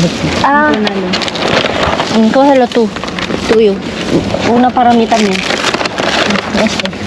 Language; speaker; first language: Spanish; non-native, learner; Filipino